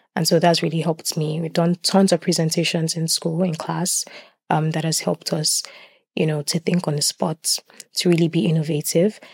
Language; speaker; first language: English; non-native, local second language; Yoruba